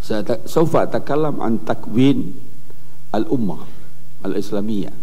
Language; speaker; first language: Arabic; non-native, fluent; Indonesian